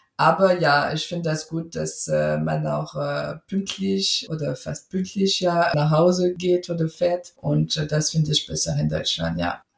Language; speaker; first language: German; non-native, fluent; French